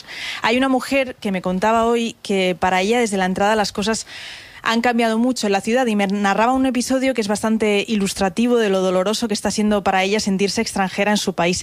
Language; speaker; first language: Spanish; native; Spanish